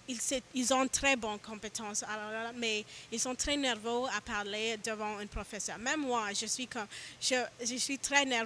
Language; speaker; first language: French; non-native, learner; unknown